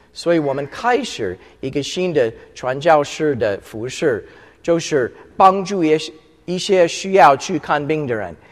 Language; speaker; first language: Chinese; non-native, fluent; English